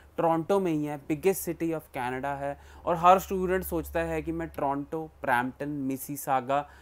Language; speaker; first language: Hindi; non-native, local second language; Punjabi